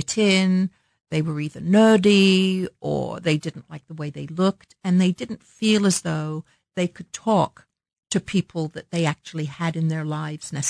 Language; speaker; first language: English; native; English